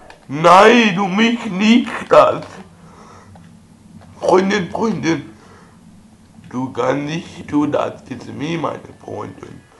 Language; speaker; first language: German; non-native, learner; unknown